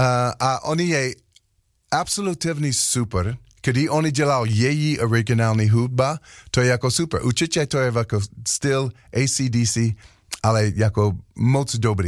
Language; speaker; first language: Czech; non-native, learner; English